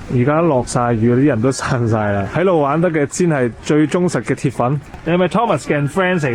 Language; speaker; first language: Cantonese; native; Cantonese